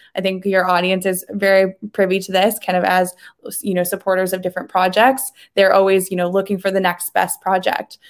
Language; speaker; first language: English; native; English